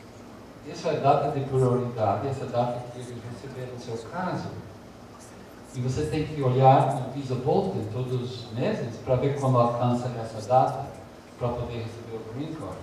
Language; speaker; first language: Portuguese; early bilingual, heritage; Portuguese